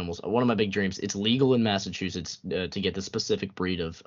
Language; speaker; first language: English; native; English